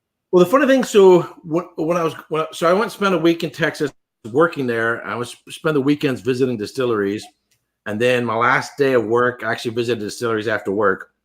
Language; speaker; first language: English; native; English